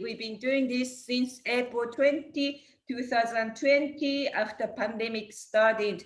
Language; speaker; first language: English; non-native, learner; Japanese